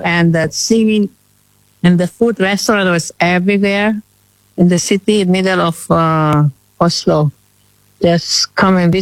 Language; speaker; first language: English; non-native, fluent; Indonesian